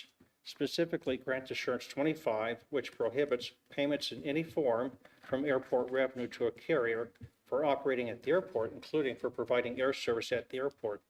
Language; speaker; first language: English; native; English